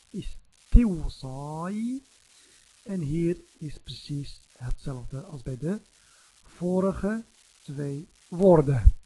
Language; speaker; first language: Dutch; non-native, fluent; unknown